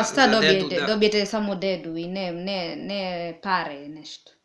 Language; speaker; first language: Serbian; non-native, learner; English